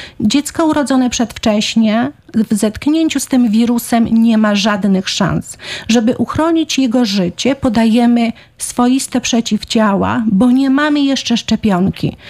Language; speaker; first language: Polish; native; Polish